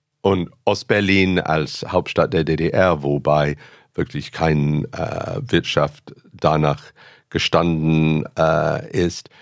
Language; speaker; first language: German; non-native, fluent; English